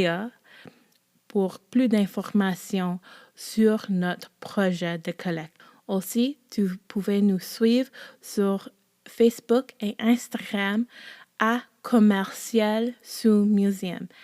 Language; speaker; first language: French; non-native, local second language; English